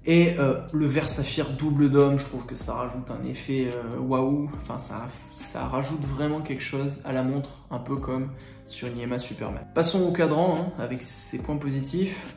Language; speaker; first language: French; native; French